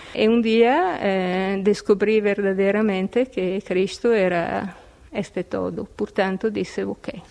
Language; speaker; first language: Portuguese; non-native, fluent; Italian